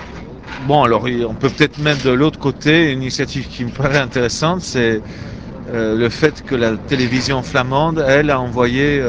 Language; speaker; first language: French; native; French